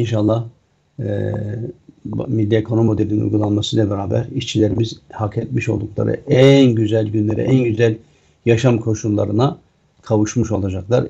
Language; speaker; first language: Turkish; native; Turkish